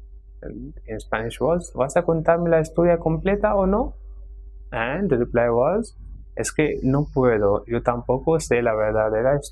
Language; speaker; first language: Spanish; non-native, fluent; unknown